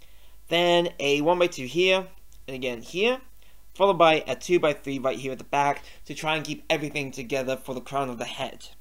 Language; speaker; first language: English; native; English